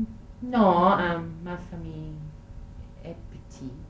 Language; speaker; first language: French; non-native, learner; English